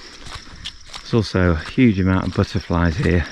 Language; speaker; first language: English; native; English